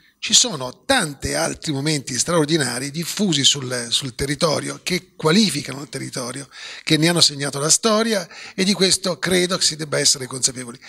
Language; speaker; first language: Italian; native; Italian